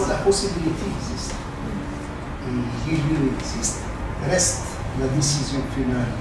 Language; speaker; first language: French; non-native, local second language; Arabic